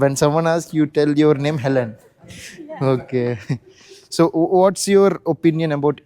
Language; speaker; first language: English; non-native, learner; Telugu